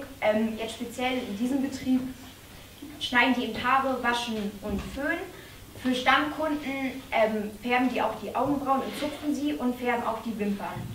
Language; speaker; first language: German; native; German